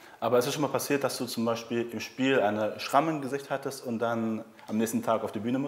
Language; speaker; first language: German; native; German